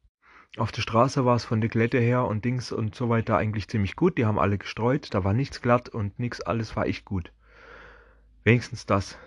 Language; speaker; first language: German; native; German